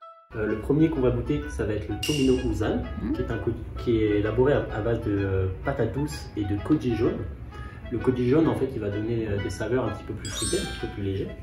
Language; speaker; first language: French; native; French